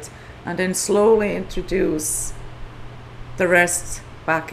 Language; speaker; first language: English; non-native, fluent; Swiss German